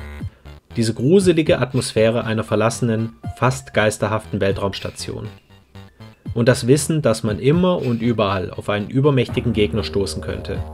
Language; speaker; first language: German; native; German